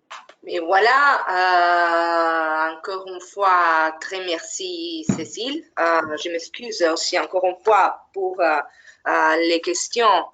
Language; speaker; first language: French; non-native, fluent; Italian